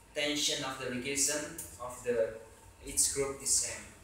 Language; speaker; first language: English; non-native, learner; Indonesian